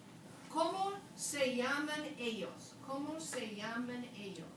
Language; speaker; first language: Spanish; non-native, fluent; English